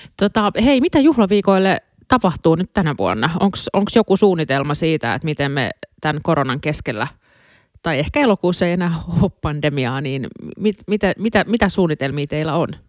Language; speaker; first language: Finnish; native; Finnish